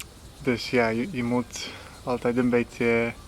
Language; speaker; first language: Dutch; non-native, learner; English